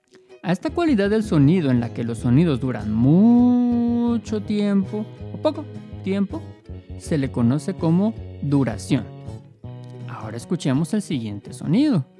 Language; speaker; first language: Spanish; native; Spanish